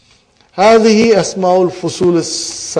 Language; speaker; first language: Arabic; non-native, fluent; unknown